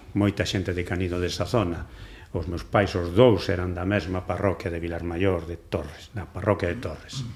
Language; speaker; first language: Galician; non-native, local second language; Spanish